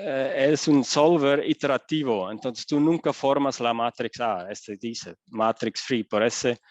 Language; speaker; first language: Spanish; non-native, fluent; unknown